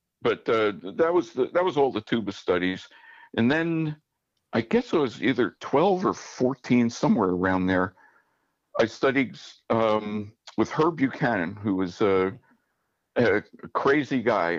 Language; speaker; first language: English; native; English